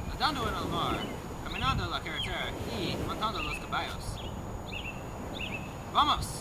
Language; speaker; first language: Spanish; non-native, learner; English